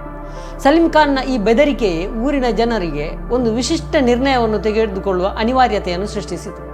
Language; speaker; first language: Kannada; native; Kannada